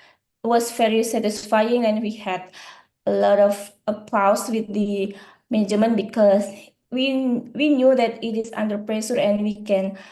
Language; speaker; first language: English; non-native, learner; Indonesian